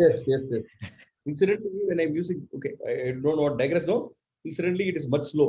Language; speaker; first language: English; non-native, local second language; Tamil